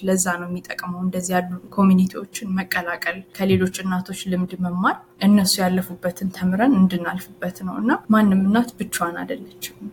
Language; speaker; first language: Amharic; native; Amharic